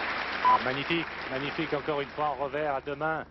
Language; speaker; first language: French; native; French